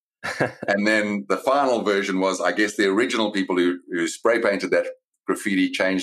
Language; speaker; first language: English; native; English